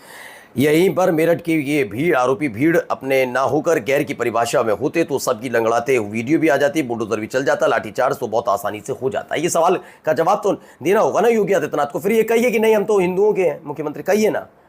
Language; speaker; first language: Hindi; native; Hindi